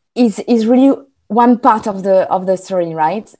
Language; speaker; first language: English; non-native, fluent; French